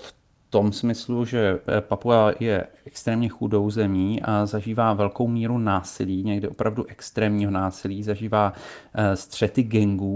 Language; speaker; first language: Czech; native; Czech